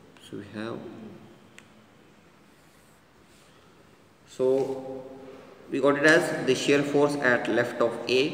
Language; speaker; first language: English; non-native, local second language; Kannada